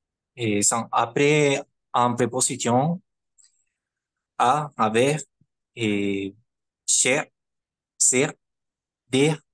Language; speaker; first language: French; non-native, learner; Spanish